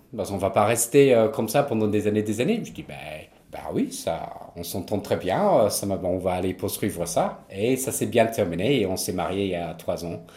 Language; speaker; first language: French; non-native, fluent; English